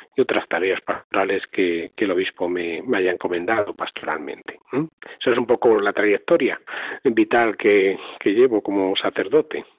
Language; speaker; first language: Spanish; native; Spanish